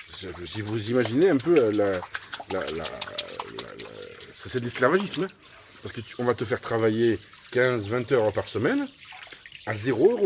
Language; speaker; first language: French; native; French